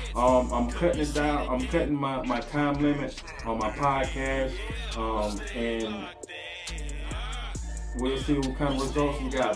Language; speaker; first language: English; native; English